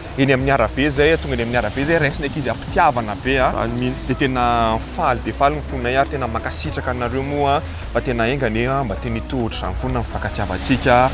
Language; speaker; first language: Malagasy; early bilingual, heritage; Malagasy